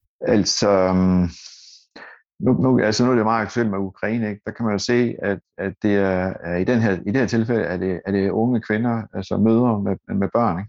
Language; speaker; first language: Danish; native; Danish